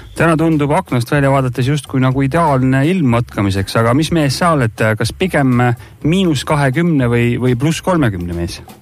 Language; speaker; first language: Estonian; native; Estonian